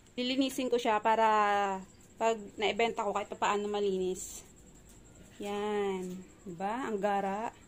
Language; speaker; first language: Filipino; native; Filipino